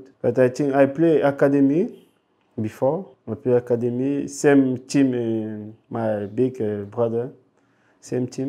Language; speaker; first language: English; non-native, local second language; French